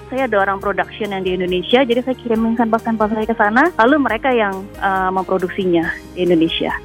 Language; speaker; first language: Indonesian; native; Indonesian